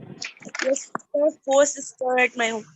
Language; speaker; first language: English; non-native, learner; Hindi